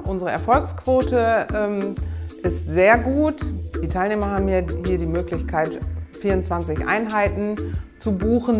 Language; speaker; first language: German; native; German